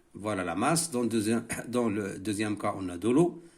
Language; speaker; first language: French; non-native, local second language; Arabic